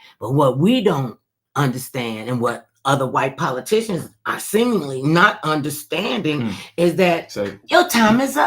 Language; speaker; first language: English; native; English